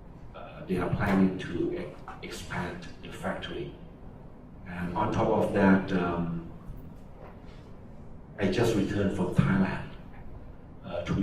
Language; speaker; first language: English; non-native, fluent; Thai